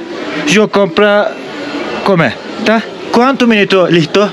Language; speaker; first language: Spanish; non-native, learner; Turkish